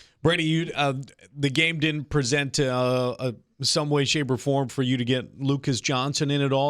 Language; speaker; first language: English; native; English